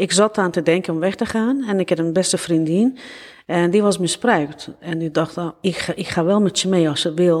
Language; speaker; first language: Dutch; non-native, fluent; Persian